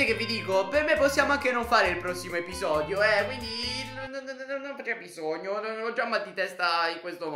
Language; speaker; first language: Italian; native; Italian